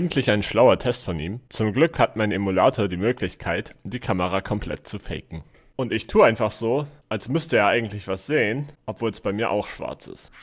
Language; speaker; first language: German; native; German